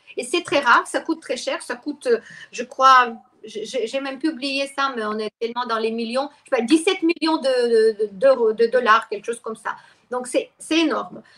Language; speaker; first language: French; non-native, fluent; Russian